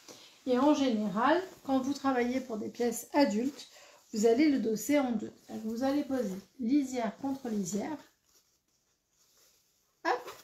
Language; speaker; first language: French; native; French